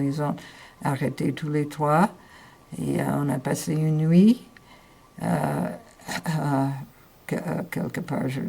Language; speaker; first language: French; non-native, fluent; English